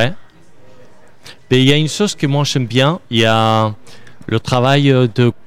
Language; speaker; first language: French; non-native, learner; Spanish